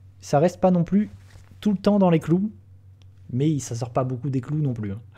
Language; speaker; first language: French; native; French